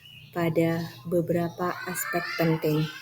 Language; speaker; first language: Indonesian; native; Indonesian